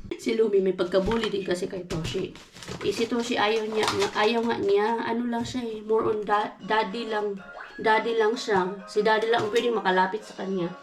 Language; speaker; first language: Filipino; non-native, local second language; Cebuano